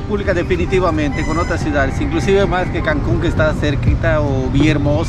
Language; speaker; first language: Spanish; native; Spanish